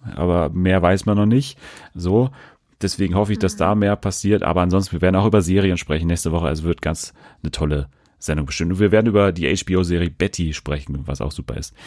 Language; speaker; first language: German; native; German